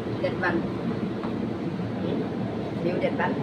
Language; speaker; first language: English; non-native, learner; Thai